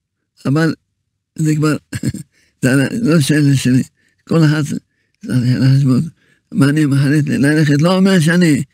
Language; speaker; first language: Hebrew; early bilingual, other home language; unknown